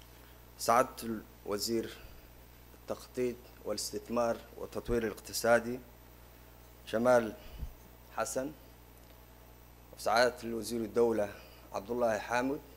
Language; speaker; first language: Arabic; non-native, local second language; Somali